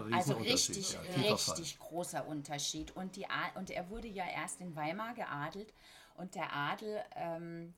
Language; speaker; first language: German; native; German